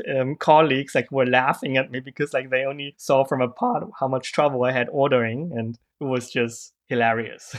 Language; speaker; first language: English; non-native, fluent; German